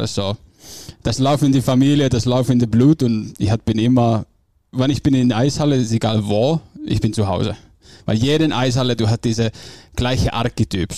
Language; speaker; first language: German; non-native, fluent; Finnish